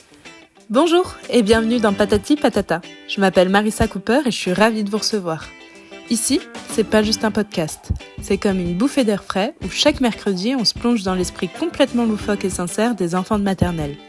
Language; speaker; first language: French; native; French